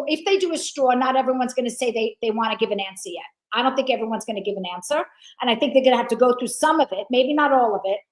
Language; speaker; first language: English; native; English